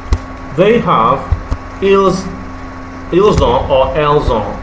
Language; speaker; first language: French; non-native, learner; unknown